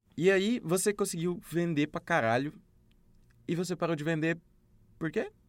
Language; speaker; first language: Portuguese; native; Portuguese